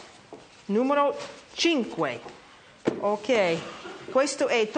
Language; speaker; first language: Italian; non-native, learner; English